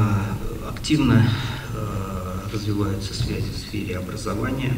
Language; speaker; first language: Russian; native; Russian